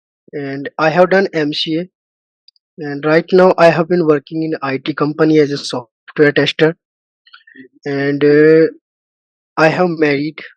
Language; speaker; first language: English; non-native, learner; Hindi